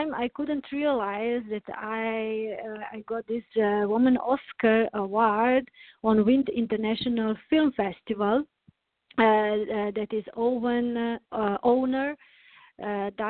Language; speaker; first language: English; non-native, learner; Serbian